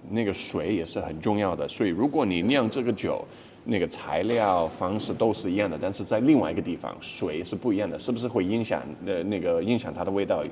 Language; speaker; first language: Chinese; non-native, fluent; English